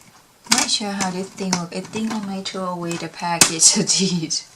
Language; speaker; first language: English; non-native, learner; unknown